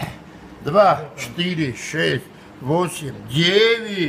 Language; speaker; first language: Russian; non-native, fluent; Armenian